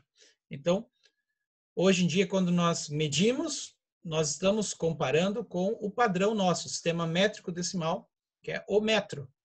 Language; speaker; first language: Portuguese; native; Portuguese